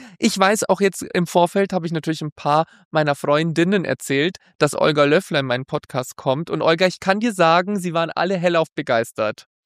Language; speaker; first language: German; native; German